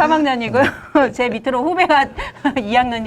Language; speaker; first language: Korean; native; Korean